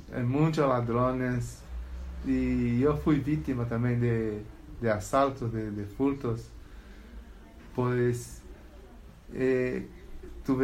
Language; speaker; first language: Spanish; non-native, learner; Portuguese